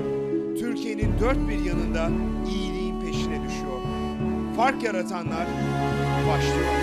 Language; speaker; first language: Turkish; native; Turkish